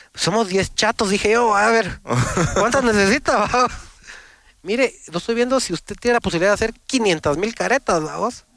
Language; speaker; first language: Spanish; native; Spanish